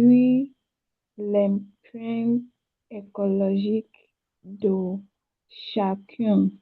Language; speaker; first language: French; non-native, learner; Yoruba